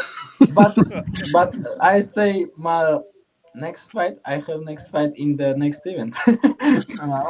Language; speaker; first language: English; non-native, learner; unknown